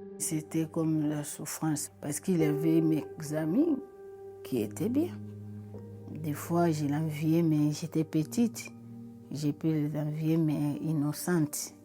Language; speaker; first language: French; non-native, local second language; Lingala